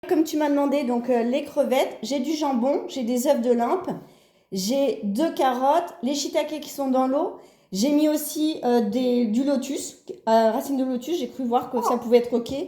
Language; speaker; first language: French; native; French